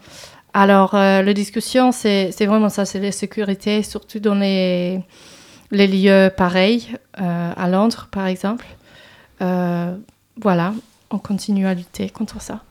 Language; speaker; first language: French; non-native, fluent; English